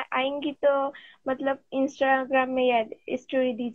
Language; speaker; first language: Hindi; non-native, learner; Bangla